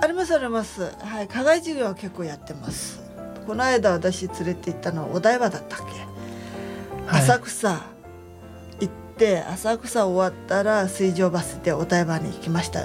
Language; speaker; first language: Japanese; native; Japanese